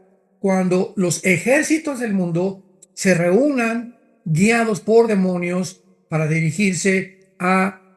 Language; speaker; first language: Spanish; native; Spanish